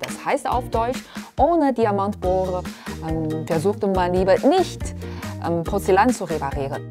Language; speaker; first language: German; non-native, fluent; Chinese